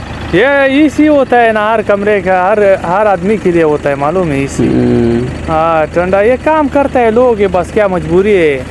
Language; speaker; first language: Hindi; non-native, fluent; Pashto